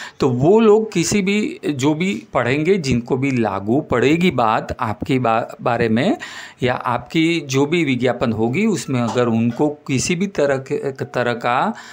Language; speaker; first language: Hindi; non-native, local second language; Gujarati